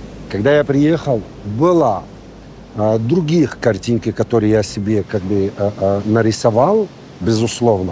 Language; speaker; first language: Russian; non-native, fluent; Arabic